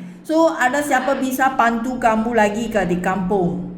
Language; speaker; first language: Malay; non-native, local second language; Chinese